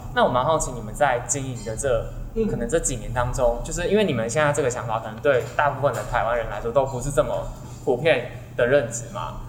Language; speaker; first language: Chinese; native; Chinese